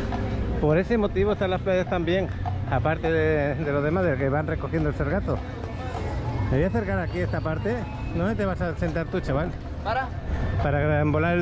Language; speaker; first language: Spanish; native; Spanish